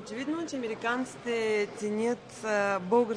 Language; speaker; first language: Bulgarian; native; Bulgarian